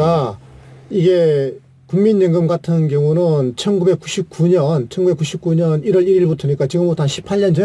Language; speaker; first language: Korean; native; Korean